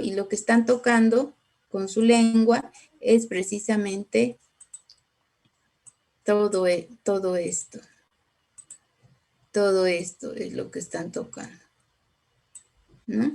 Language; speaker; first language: Spanish; native; Spanish